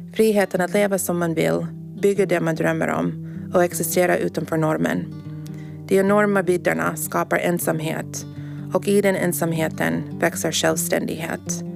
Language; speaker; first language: Swedish; early bilingual, heritage; Swedish